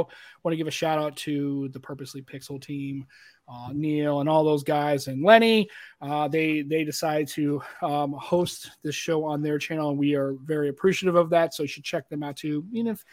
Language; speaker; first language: English; native; English